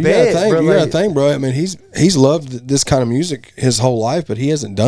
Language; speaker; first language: English; native; English